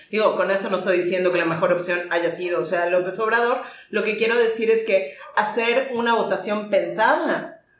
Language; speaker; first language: Spanish; native; Spanish